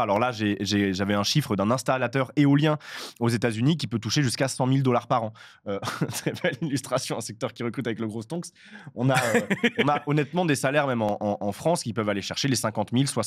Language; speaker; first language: French; native; French